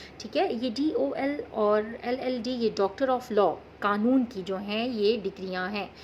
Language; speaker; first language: Urdu; non-native, local second language; Pashto